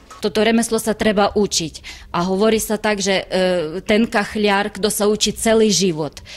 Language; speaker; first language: Slovak; non-native, fluent; Ukrainian